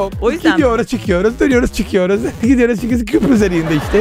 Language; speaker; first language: Turkish; non-native, learner; Italian